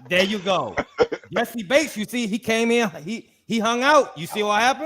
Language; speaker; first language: English; native; English